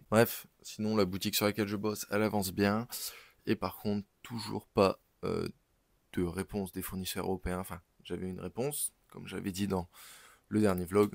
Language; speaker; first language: French; native; French